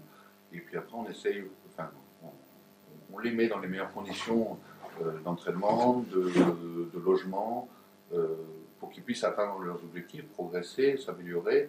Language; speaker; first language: French; native; French